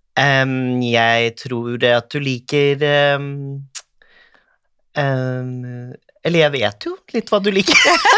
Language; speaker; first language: Norwegian; native; Norwegian